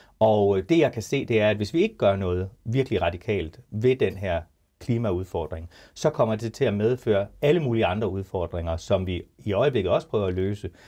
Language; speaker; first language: Danish; native; Danish